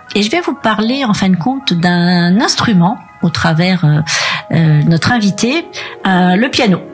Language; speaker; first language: French; native; French